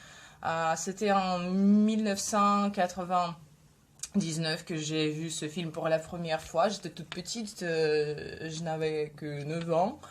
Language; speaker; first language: French; non-native, fluent; Russian